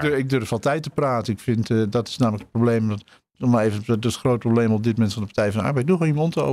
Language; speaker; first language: Dutch; native; Dutch